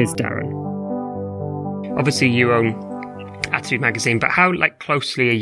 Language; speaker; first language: English; native; English